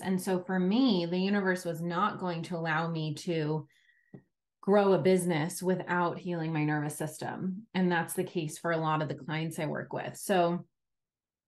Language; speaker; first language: English; native; English